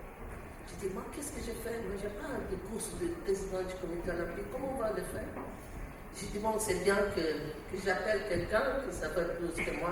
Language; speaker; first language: French; non-native, learner; Portuguese